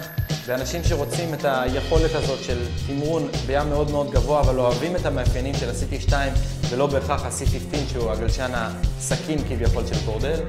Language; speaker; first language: Hebrew; native; Hebrew